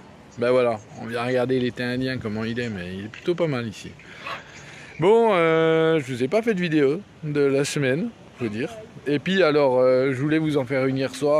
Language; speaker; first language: French; native; French